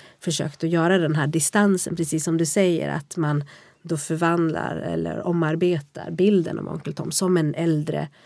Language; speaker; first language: Swedish; native; Swedish